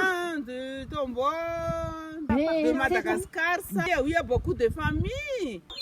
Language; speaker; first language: French; non-native, local second language; Malagasy